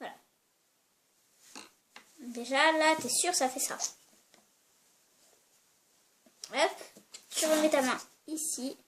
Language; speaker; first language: French; native; French